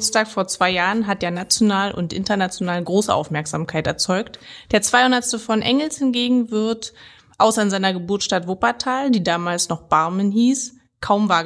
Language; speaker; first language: German; native; German